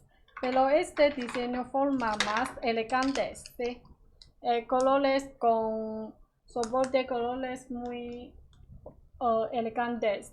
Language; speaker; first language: Spanish; non-native, learner; Chinese